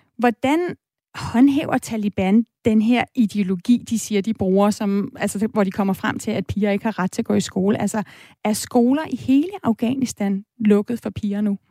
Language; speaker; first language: Danish; native; Danish